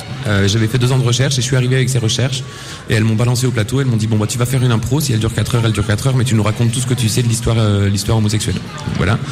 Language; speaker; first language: French; native; French